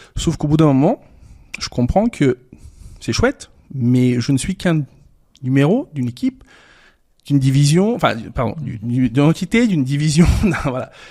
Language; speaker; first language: French; early bilingual, other home language; Serbian